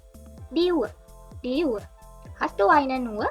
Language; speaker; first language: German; non-native, learner; Sinhala